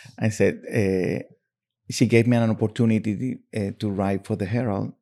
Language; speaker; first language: English; non-native, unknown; Spanish